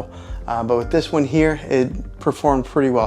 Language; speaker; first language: English; native; English